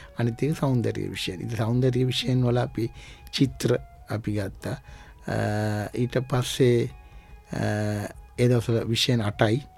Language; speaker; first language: Sinhala; non-native, local second language; Tamil